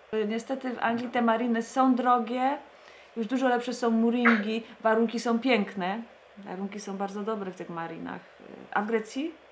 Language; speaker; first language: Polish; native; Polish